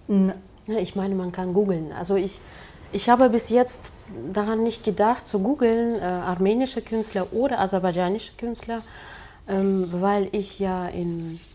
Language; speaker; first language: German; non-native, fluent; Russian